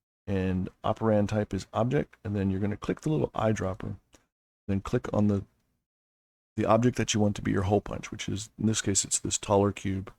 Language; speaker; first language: English; native; English